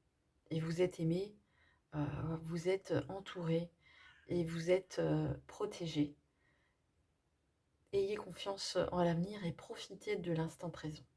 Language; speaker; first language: French; native; French